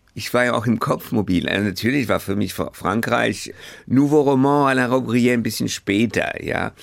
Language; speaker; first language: German; early bilingual, other home language; French